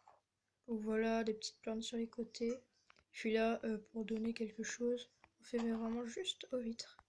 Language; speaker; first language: French; native; French